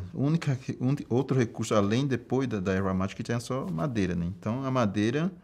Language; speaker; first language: Portuguese; native; Portuguese